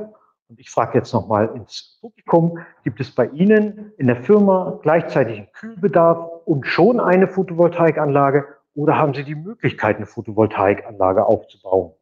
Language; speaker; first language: German; native; German